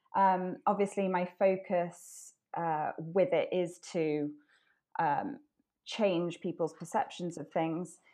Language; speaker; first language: English; native; English